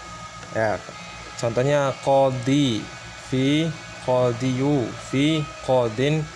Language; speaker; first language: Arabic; non-native, learner; Indonesian